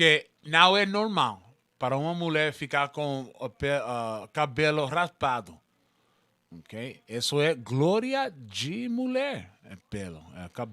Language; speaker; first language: Portuguese; non-native, learner; Spanish